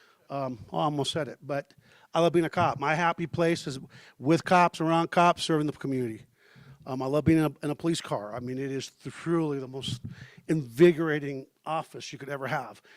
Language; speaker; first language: English; early bilingual, heritage; Spanish